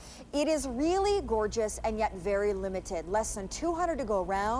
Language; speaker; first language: English; native; English